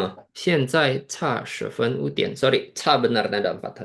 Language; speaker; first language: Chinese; non-native, fluent; Indonesian